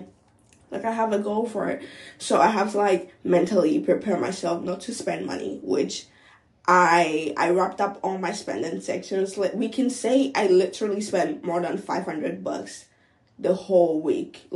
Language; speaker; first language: English; non-native, local second language; Akan